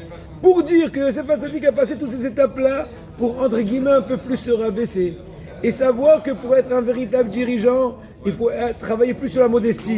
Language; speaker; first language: French; native; French